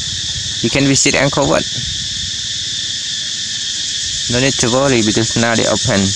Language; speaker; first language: English; non-native, learner; Khmer